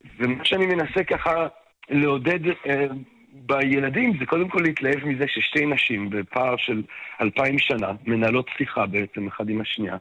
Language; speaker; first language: Hebrew; non-native, fluent; French